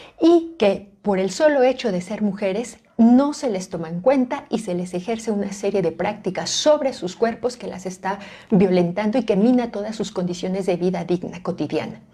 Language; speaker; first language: Spanish; native; Spanish